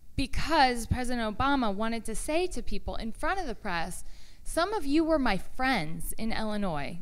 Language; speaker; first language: English; native; English